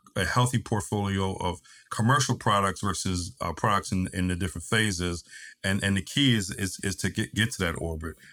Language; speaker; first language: English; native; English